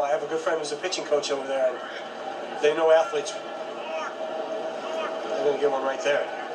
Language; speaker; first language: English; native; English